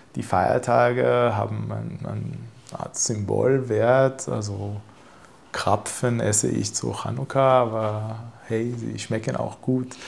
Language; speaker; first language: German; non-native, fluent; Hebrew